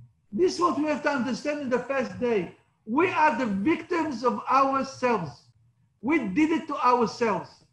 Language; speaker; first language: English; non-native, fluent; Hebrew